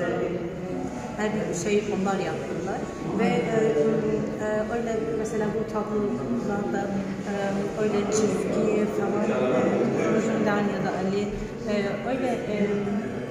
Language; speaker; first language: Turkish; non-native, learner; Arabic